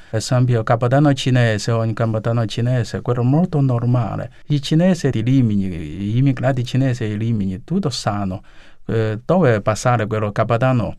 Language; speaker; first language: Italian; non-native, learner; Chinese